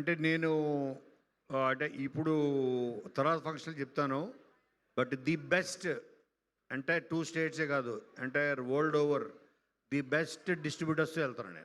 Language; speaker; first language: Telugu; native; Telugu